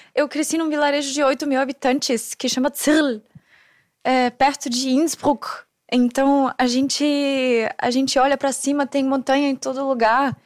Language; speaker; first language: Portuguese; non-native, fluent; German